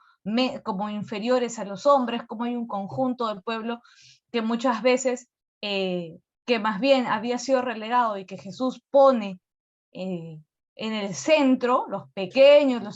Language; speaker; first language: Spanish; native; Spanish